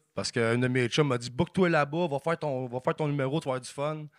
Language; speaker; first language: French; native; French